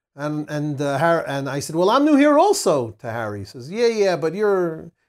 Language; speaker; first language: English; native; English